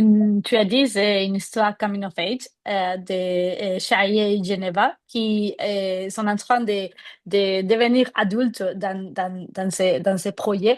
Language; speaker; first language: French; non-native, fluent; Spanish